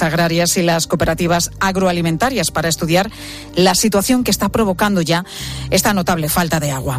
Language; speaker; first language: Spanish; native; Spanish